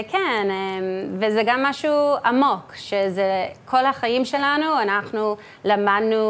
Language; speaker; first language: Hebrew; early bilingual, heritage; English